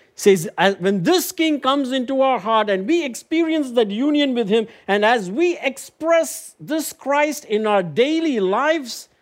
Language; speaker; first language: English; non-native, local second language; Tamil